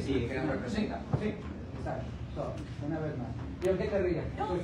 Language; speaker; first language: Spanish; native; Spanish